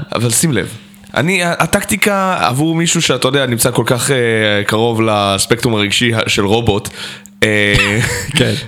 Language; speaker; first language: Hebrew; native; Hebrew